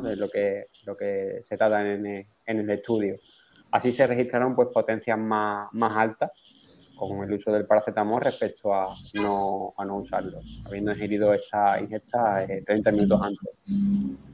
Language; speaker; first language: Spanish; native; Spanish